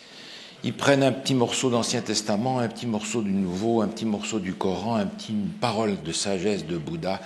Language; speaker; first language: French; native; French